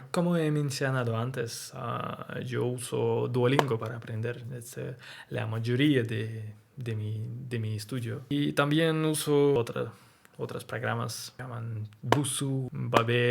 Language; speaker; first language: Spanish; non-native, learner; Russian